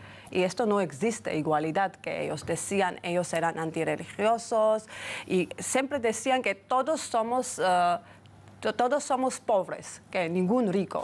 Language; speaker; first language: Spanish; non-native, fluent; Georgian